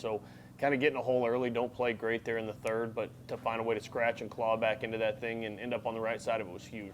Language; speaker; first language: English; native; English